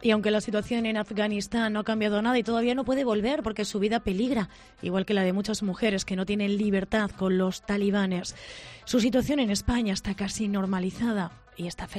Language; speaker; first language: Spanish; native; Spanish